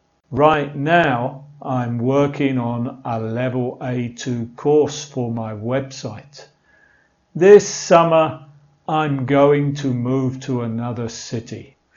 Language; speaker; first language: English; native; English